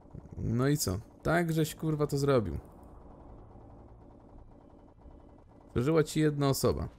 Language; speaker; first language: Polish; native; Polish